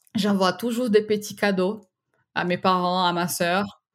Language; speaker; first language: French; non-native, fluent; Portuguese